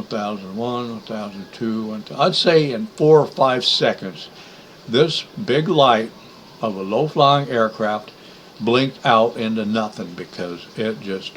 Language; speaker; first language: English; native; English